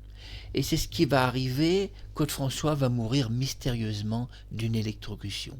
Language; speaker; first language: French; native; French